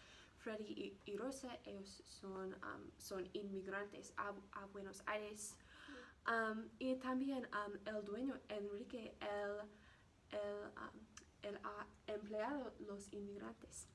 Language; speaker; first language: Spanish; non-native, learner; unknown